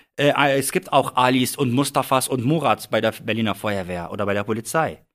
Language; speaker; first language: German; non-native, fluent; Arabic